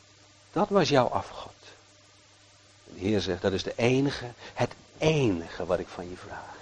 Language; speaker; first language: Dutch; native; Dutch